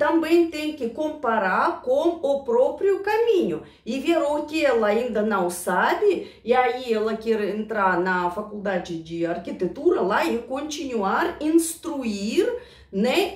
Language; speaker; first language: Portuguese; non-native, fluent; Russian